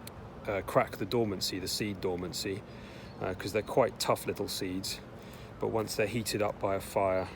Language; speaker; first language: English; native; English